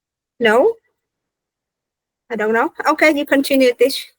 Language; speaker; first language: English; non-native, fluent; Vietnamese